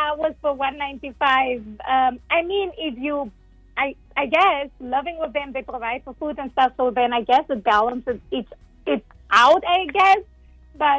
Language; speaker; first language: English; non-native, local second language; Dutch